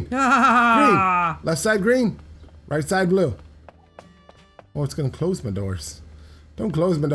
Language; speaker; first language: English; native; English